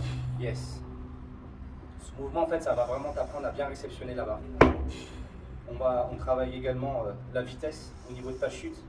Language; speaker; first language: French; native; French